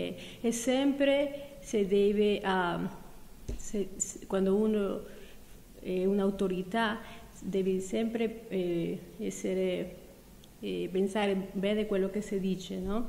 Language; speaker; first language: Italian; non-native, fluent; Spanish